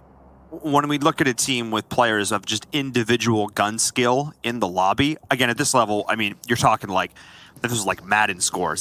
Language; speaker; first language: English; native; English